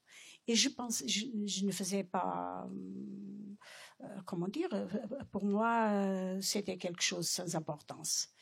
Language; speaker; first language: French; non-native, fluent; Portuguese